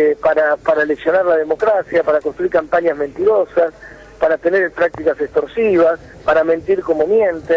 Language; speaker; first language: Spanish; native; Spanish